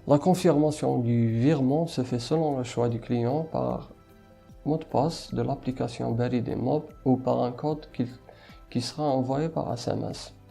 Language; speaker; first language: French; non-native, local second language; Arabic